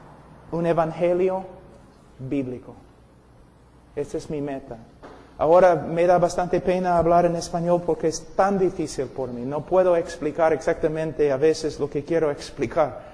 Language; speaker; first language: Spanish; non-native, fluent; English